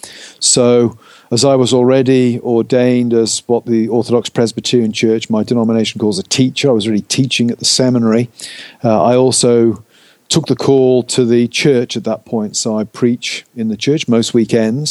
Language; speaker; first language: English; native; English